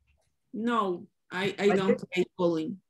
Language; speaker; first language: English; non-native, learner; Spanish